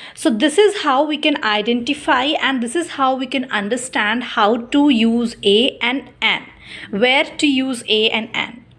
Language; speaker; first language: English; non-native, local second language; Hindi